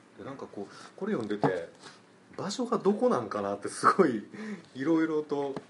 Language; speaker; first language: Japanese; native; Japanese